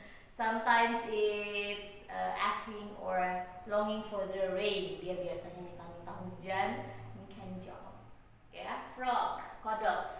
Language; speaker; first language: English; non-native, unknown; Indonesian